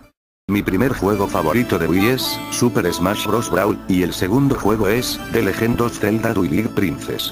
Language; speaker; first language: Spanish; native; Spanish